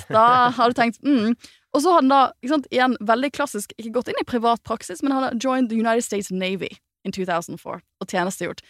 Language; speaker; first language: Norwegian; native; Norwegian